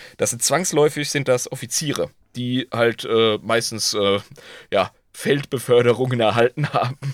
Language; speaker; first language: German; native; German